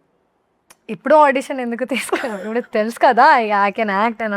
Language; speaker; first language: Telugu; non-native, learner; Hindi